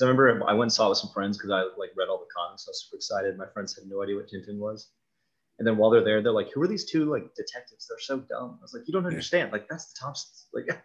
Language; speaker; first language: English; native; English